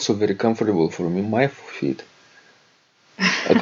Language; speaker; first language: English; non-native, fluent; Lithuanian